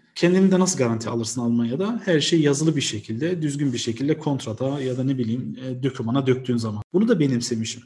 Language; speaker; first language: Turkish; early bilingual, heritage; Turkish